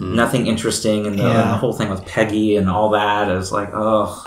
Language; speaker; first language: English; native; English